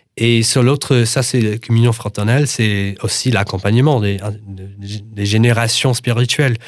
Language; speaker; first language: French; non-native, fluent; English